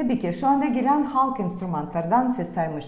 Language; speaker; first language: Turkish; non-native, fluent; Russian